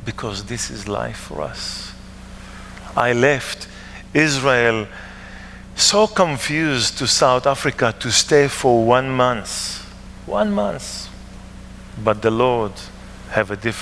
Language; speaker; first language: English; non-native, fluent; Hebrew